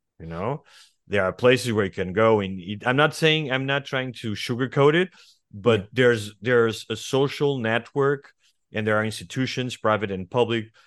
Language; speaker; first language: English; non-native, fluent; Portuguese